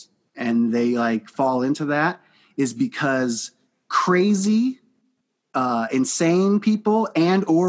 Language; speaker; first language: English; native; English